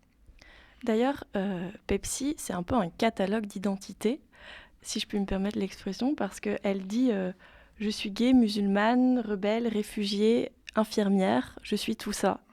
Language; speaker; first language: French; native; French